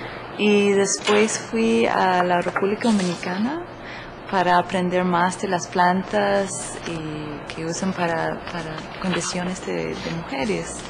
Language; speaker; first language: Spanish; non-native, fluent; English